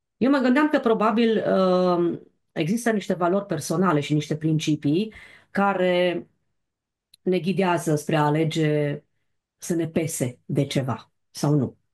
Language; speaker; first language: Romanian; native; Romanian